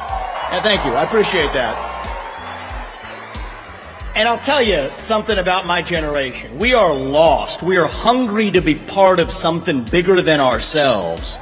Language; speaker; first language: English; early bilingual, other home language; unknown